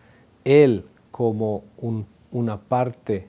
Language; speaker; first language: Spanish; non-native, fluent; Hebrew